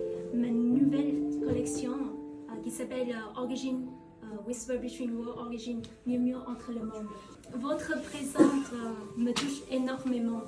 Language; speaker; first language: French; non-native, fluent; Vietnamese